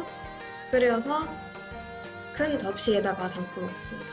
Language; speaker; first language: Korean; non-native, fluent; Arabic